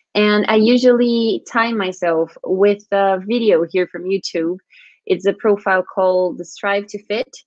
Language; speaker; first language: English; non-native, fluent; Portuguese